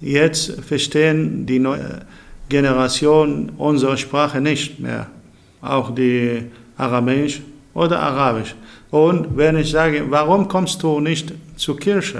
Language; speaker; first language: German; non-native, learner; Arabic